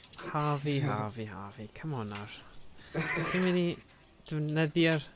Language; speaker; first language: Welsh; non-native, local second language; English